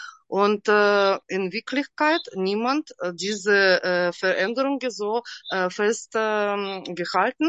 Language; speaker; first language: German; non-native, learner; Russian